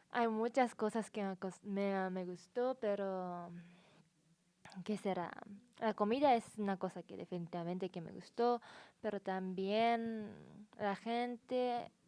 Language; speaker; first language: Spanish; non-native, learner; Japanese